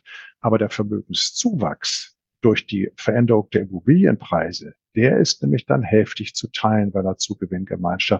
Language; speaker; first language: German; native; German